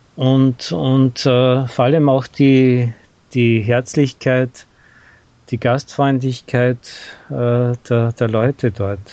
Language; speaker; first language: German; native; German